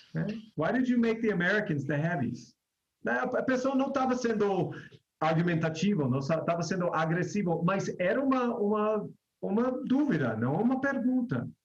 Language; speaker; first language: Portuguese; non-native, fluent; English